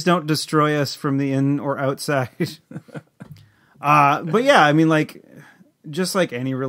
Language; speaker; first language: English; native; English